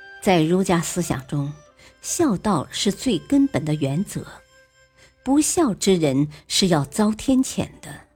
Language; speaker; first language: Chinese; native; Chinese